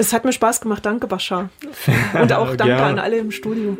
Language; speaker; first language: German; native; German